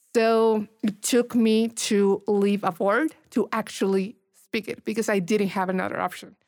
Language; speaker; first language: English; non-native, fluent; Spanish